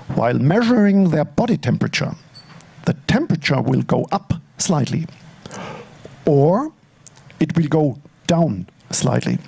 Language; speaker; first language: English; non-native, fluent; German